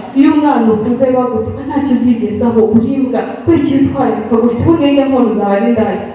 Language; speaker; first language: Kinyarwanda; early bilingual, heritage; Kinyarwanda